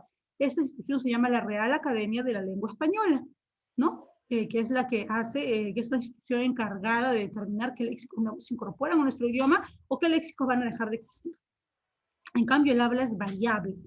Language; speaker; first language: Spanish; native; Spanish